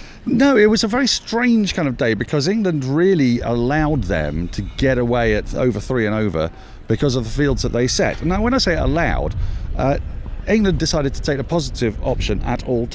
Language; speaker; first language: English; native; English